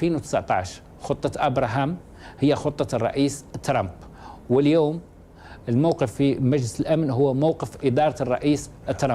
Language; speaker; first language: Arabic; native; Arabic